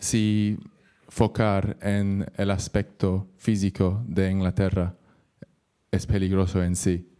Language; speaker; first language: Spanish; non-native, learner; English